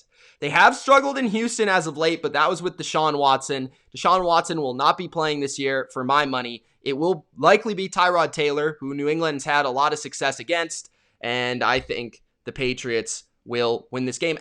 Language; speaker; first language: English; native; English